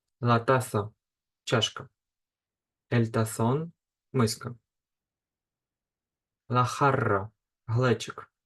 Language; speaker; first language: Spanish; non-native, fluent; Ukrainian